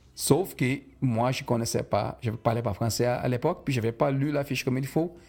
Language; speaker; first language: French; non-native, fluent; Portuguese